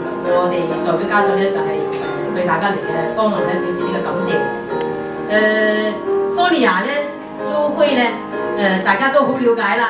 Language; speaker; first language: Cantonese; native; Cantonese